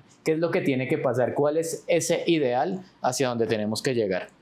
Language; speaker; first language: Spanish; native; Spanish